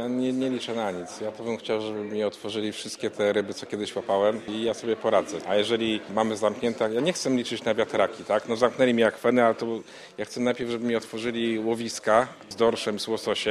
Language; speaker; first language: Polish; native; Polish